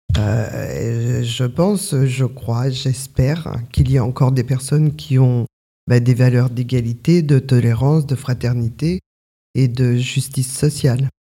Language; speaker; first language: French; native; French